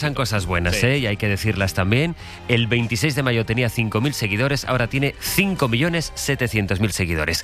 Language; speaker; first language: Spanish; native; Spanish